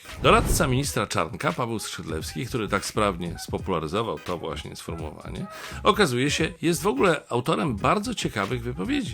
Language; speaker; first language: Polish; native; Polish